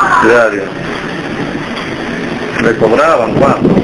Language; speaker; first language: Spanish; native; Spanish